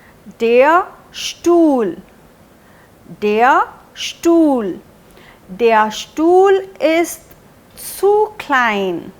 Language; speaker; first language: German; non-native, fluent; Hindi